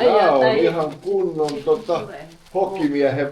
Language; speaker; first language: Finnish; native; Finnish